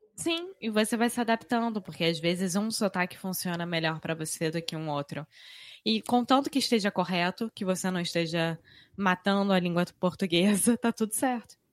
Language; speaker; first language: Portuguese; native; Portuguese